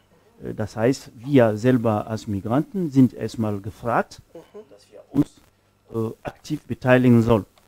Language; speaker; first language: German; non-native, fluent; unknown